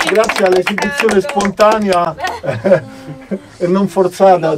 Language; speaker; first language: Italian; native; Italian